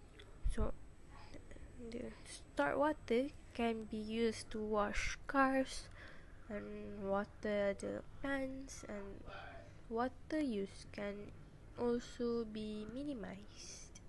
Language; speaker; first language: English; non-native, local second language; Malay